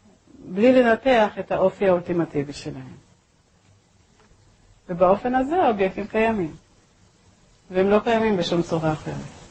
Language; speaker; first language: Hebrew; native; Hebrew